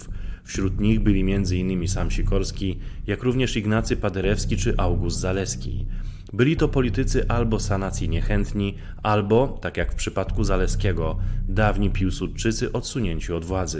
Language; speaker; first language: Polish; native; Polish